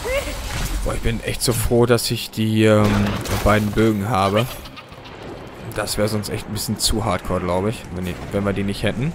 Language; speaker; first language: German; native; German